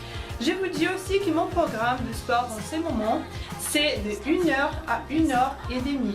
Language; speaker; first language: French; non-native, fluent; Portuguese